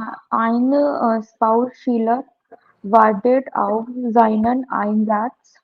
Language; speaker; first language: German; non-native, learner; Hindi